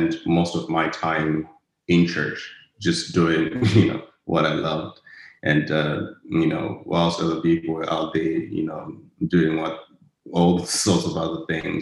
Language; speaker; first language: English; non-native, local second language; Shona